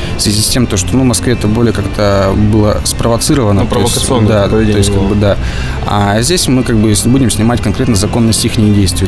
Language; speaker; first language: Russian; native; Russian